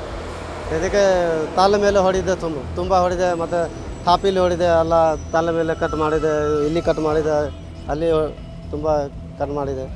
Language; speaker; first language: Kannada; non-native, learner; Hindi